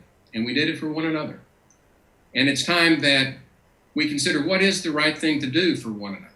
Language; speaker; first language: English; native; English